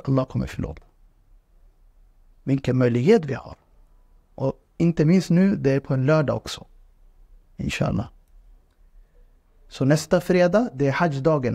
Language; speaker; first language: Swedish; non-native, fluent; Urdu